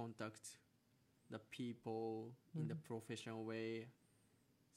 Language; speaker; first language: English; non-native, learner; Japanese